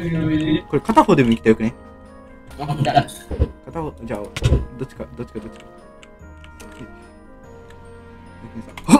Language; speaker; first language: Japanese; native; Japanese